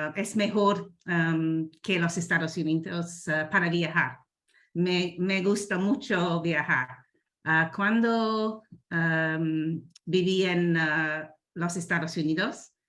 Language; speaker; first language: Spanish; non-native, learner; English